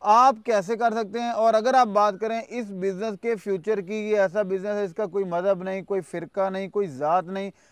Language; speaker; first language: Urdu; non-native, local second language; Punjabi